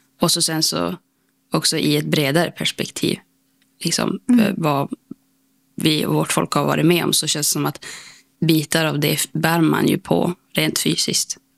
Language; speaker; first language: Swedish; native; Swedish